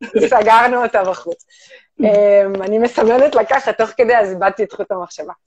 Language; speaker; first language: Hebrew; early bilingual, other home language; Russian